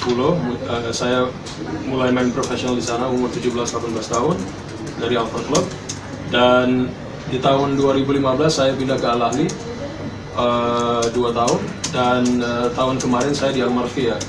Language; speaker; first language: Indonesian; early bilingual, heritage; Indonesian